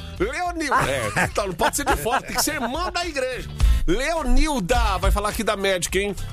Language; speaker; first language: Portuguese; native; Portuguese